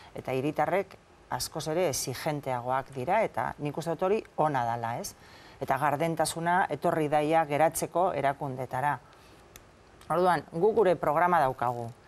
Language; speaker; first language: Basque; non-native, local second language; Spanish